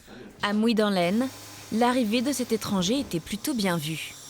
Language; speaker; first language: French; native; French